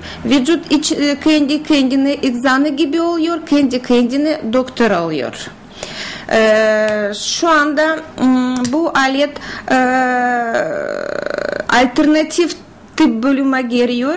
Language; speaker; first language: Turkish; non-native, learner; Russian